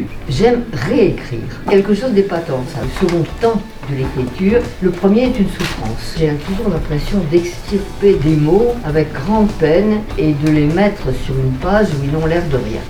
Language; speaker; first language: French; native; French